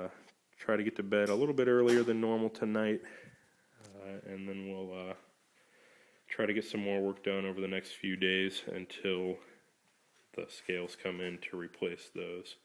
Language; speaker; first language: English; native; English